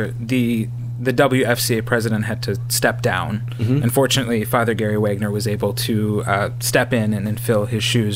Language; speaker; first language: English; native; English